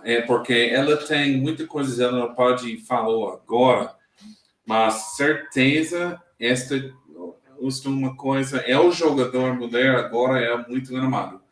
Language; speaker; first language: Portuguese; non-native, learner; English